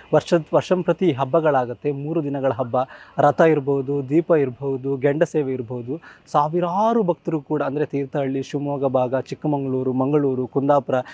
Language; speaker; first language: Kannada; native; Kannada